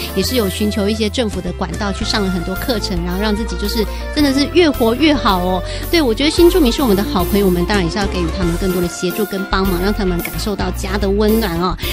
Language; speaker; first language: Chinese; native; Chinese